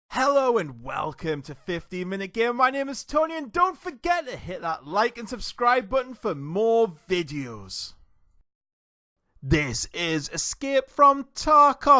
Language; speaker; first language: English; native; English